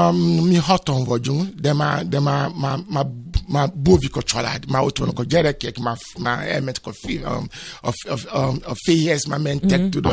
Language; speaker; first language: Hungarian; non-native, fluent; Yoruba